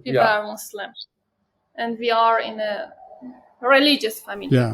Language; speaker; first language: English; non-native, learner; Persian